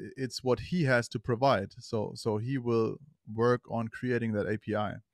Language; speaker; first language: English; non-native, fluent; German